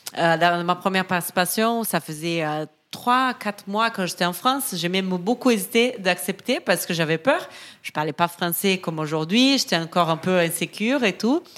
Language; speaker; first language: French; non-native, fluent; Portuguese